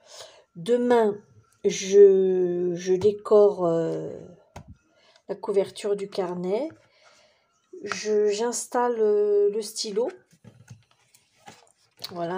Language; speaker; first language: French; native; French